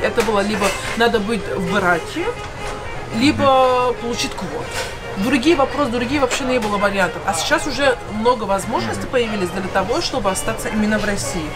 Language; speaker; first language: Russian; non-native, fluent; Persian